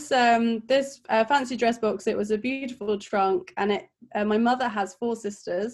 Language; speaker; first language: English; native; English